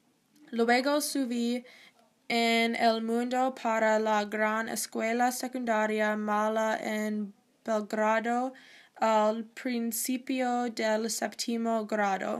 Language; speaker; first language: Spanish; non-native, learner; English